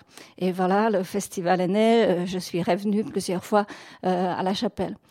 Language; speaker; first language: French; non-native, fluent; Czech